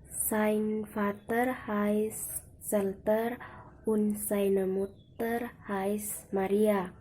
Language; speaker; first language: German; non-native, learner; Indonesian